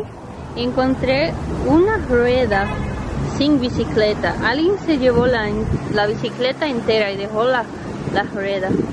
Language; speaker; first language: Spanish; early bilingual, heritage; Spanish